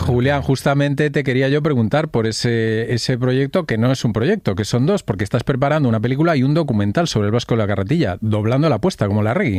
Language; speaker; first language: Spanish; native; Spanish